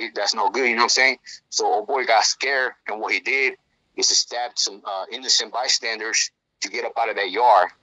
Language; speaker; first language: English; native; English